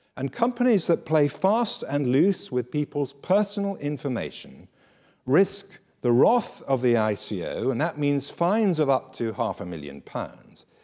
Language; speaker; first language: English; native; English